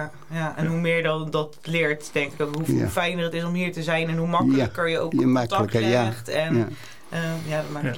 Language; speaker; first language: Dutch; native; Dutch